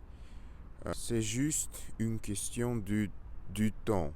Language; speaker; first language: French; non-native, learner; Russian